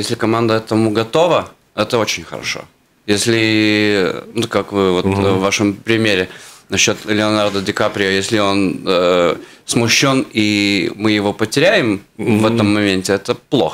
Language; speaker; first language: Russian; non-native, fluent; Latvian